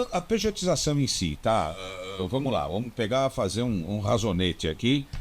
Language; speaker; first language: Portuguese; native; Portuguese